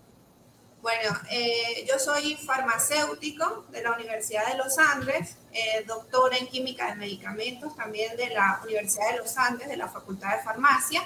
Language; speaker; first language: Spanish; native; Spanish